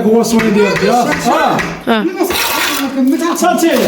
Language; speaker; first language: Arabic; native; Arabic